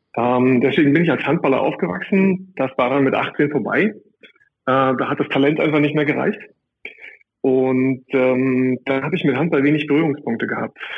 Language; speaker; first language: German; native; German